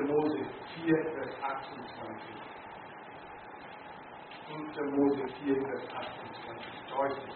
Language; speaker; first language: German; non-native, learner; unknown